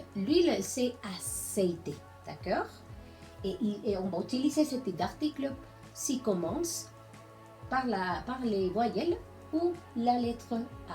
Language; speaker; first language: French; non-native, learner; Spanish